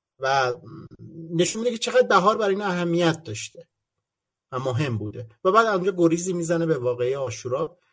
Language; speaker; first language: Persian; native; Persian